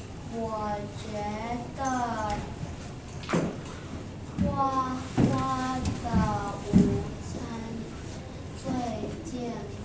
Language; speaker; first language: Chinese; non-native, learner; English